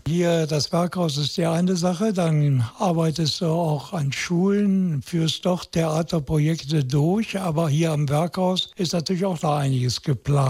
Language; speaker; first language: German; native; German